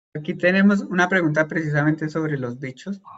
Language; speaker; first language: Spanish; native; Spanish